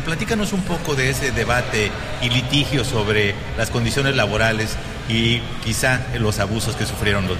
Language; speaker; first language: Spanish; native; Spanish